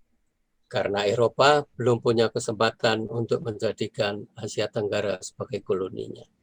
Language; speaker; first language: Indonesian; native; Indonesian